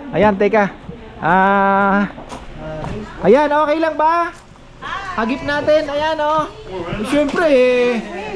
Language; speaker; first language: Filipino; native; Filipino